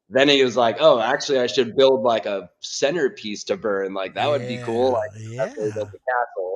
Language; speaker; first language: English; native; English